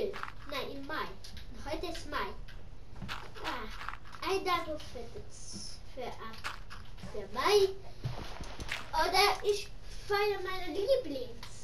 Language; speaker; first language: German; non-native, learner; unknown